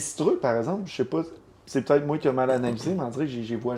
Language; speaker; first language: French; native; French